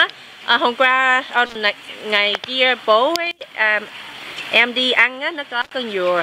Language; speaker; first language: Vietnamese; early bilingual, heritage; Vietnamese